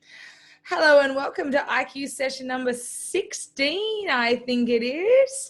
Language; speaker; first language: English; native; English